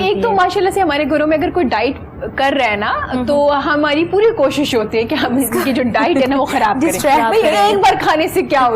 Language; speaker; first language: Urdu; native; Urdu